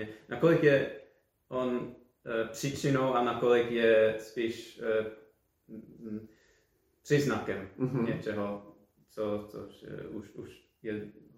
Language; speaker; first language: Czech; non-native, fluent; English